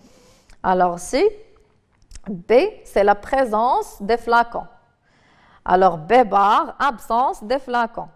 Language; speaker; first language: French; non-native, local second language; Arabic